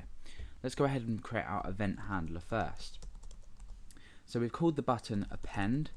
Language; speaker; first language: English; native; English